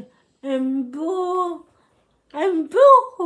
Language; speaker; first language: French; non-native, learner; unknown